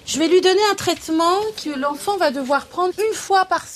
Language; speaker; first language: French; native; French